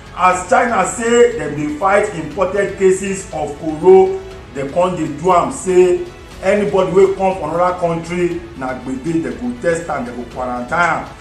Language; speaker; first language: Nigerian Pidgin; non-native, local second language; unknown